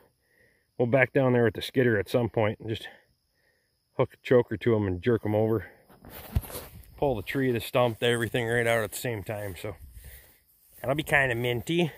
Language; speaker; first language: English; native; English